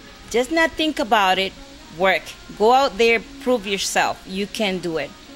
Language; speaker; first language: English; non-native, fluent; Spanish